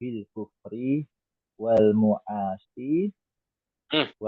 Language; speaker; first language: Arabic; non-native, learner; Indonesian